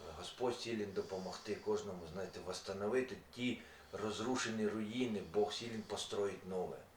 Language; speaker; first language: Ukrainian; non-native, local second language; Russian